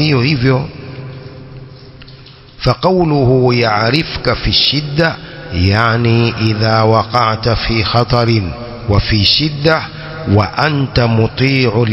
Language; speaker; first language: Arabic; non-native, fluent; Swahili